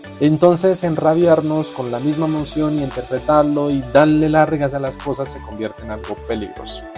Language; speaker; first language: Spanish; native; Spanish